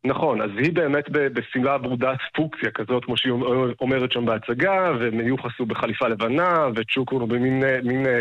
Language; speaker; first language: Hebrew; native; Hebrew